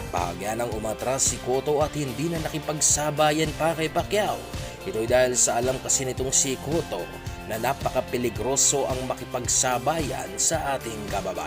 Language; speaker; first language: Filipino; non-native, local second language; Cebuano